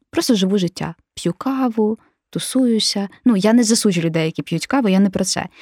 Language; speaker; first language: Ukrainian; native; Ukrainian